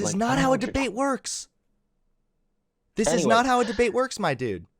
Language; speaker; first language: English; native; English